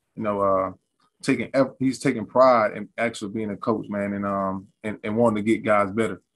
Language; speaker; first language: English; native; English